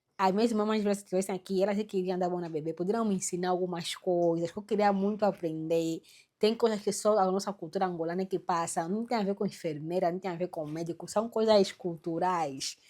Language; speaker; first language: Portuguese; native; Portuguese